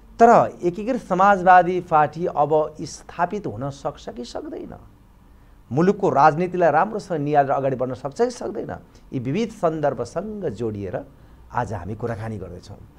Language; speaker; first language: Nepali; native; Nepali